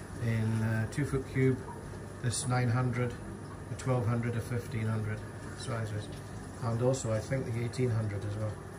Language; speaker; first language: English; native; English